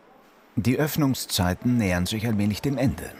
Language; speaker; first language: German; native; German